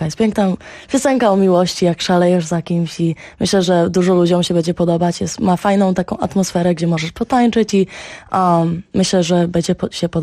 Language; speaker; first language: Polish; early bilingual, heritage; Polish